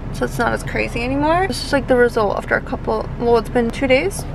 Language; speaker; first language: English; native; English